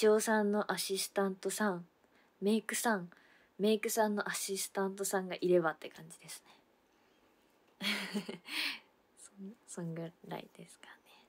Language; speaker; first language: Japanese; native; Japanese